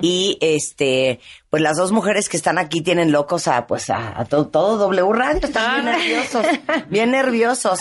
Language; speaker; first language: Spanish; native; Spanish